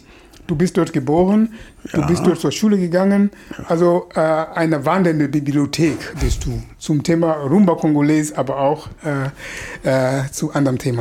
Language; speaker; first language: German; non-native, fluent; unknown